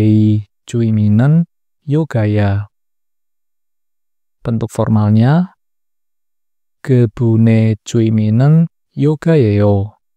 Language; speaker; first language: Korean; non-native, fluent; Indonesian